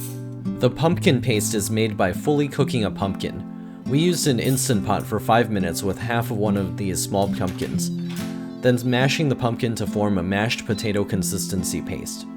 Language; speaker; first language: English; native; English